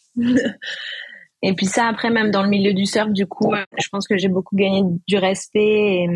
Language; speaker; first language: French; native; French